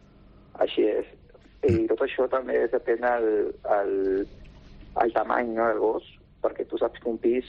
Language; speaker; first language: Catalan; non-native, local second language; Spanish